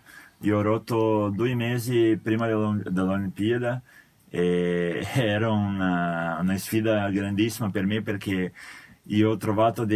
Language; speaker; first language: Italian; non-native, fluent; Portuguese